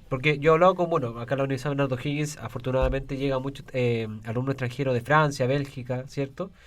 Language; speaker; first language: Spanish; native; Spanish